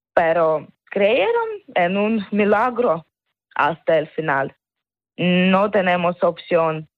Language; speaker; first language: Spanish; non-native, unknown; Ukrainian